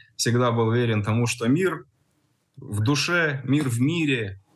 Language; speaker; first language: Russian; native; Russian